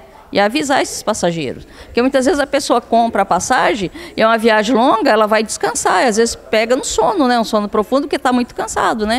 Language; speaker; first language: Portuguese; native; Portuguese